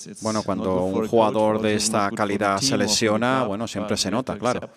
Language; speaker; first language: Spanish; non-native, learner; German